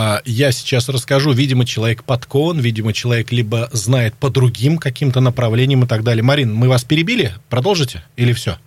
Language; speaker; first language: Russian; native; Russian